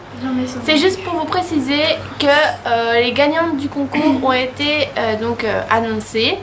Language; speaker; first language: French; native; French